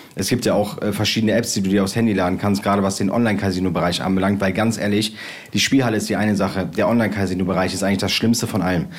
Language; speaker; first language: German; native; German